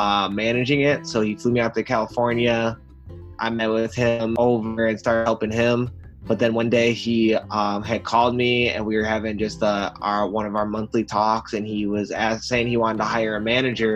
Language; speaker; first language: English; native; English